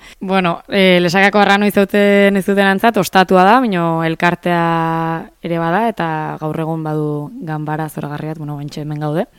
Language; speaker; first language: Basque; native; Basque